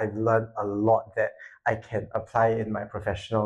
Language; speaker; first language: English; native; English